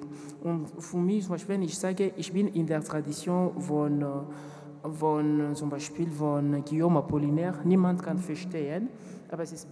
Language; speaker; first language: German; non-native, learner; French